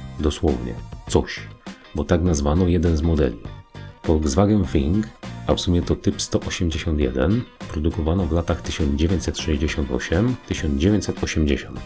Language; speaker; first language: Polish; native; Polish